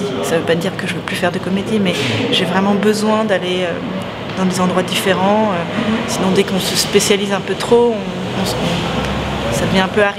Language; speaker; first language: French; native; French